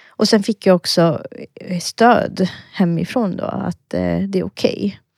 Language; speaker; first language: Swedish; early bilingual, other home language; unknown